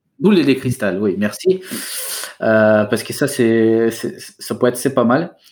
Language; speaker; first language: French; non-native, fluent; Portuguese